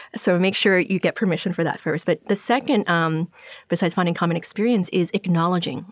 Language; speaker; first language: English; non-native, local second language; Cantonese